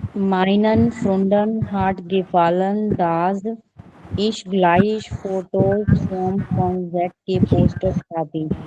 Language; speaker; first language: German; non-native, learner; Hindi